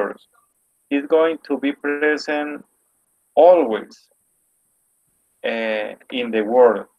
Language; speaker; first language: English; non-native, learner; Spanish